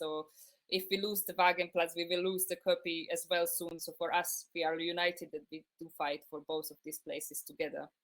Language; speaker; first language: English; non-native, fluent; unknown